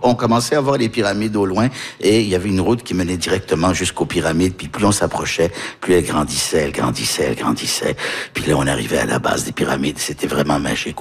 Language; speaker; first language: French; early bilingual, other home language; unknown